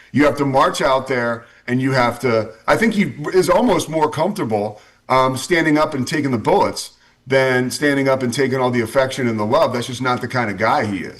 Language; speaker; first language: English; native; English